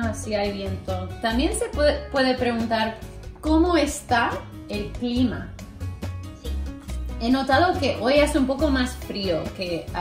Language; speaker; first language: Spanish; non-native, fluent; English